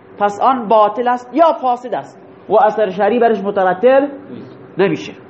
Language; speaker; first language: Persian; non-native, local second language; Baluchi